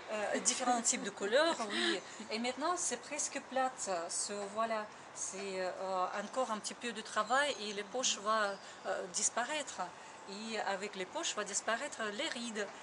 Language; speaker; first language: French; non-native, learner; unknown